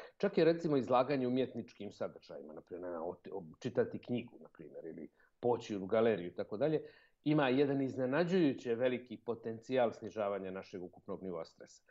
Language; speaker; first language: Serbian; native; Serbian